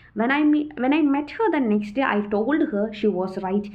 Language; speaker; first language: English; non-native, local second language; Malayalam